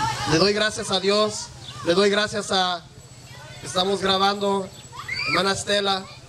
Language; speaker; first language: Spanish; native; Spanish